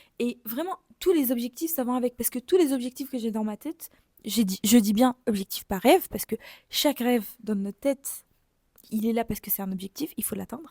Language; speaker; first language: French; native; French